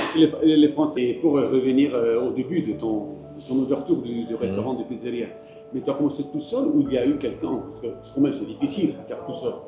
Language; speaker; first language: French; non-native, fluent; Italian